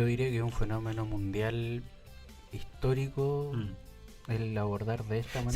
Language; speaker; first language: Spanish; native; Spanish